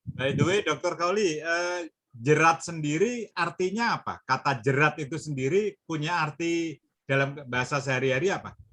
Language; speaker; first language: Indonesian; native; Indonesian